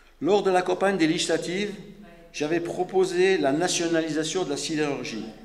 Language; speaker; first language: French; native; French